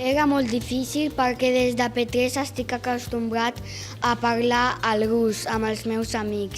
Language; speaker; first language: Catalan; early bilingual, other home language; Russian